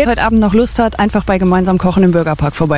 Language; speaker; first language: German; native; German